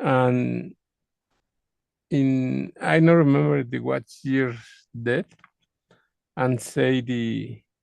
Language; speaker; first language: English; non-native, learner; Spanish